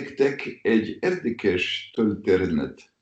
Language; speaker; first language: Hungarian; non-native, learner; French